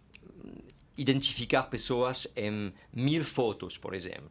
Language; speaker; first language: Portuguese; non-native, fluent; French